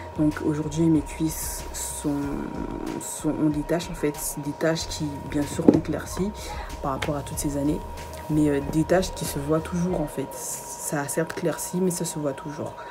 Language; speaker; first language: French; early bilingual, other home language; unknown